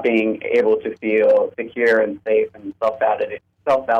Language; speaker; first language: English; native; English